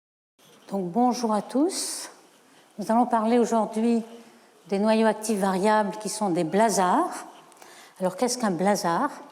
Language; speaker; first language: French; native; French